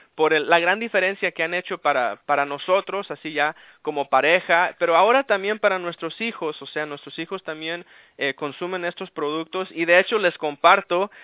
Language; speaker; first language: Spanish; early bilingual, heritage; Spanish